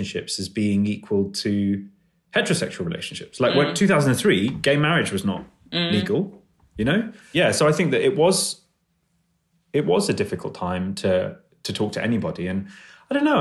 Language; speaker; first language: English; native; English